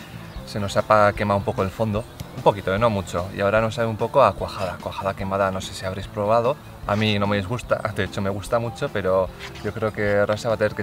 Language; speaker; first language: Spanish; native; Spanish